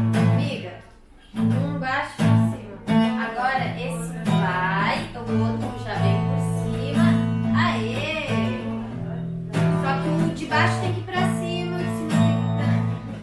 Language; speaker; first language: Portuguese; non-native, learner; French